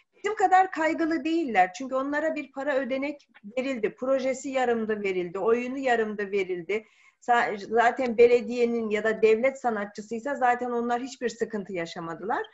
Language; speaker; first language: Turkish; native; Turkish